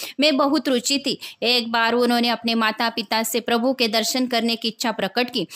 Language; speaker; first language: Hindi; non-native, local second language; Marathi